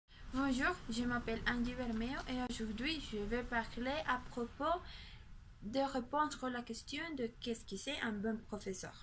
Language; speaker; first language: French; non-native, learner; Spanish